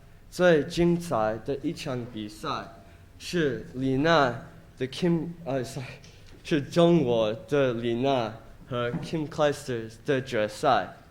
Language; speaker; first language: Chinese; non-native, fluent; English